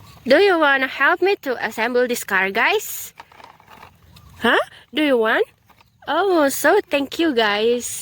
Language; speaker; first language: English; non-native, learner; Indonesian